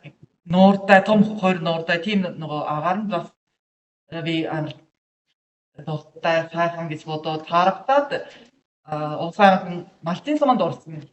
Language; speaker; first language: Mongolian; non-native, learner; Japanese